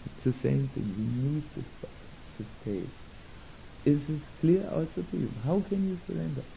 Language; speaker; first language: English; non-native, fluent; German